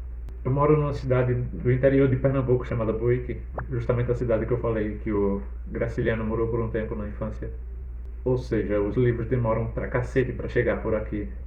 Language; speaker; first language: Portuguese; native; Portuguese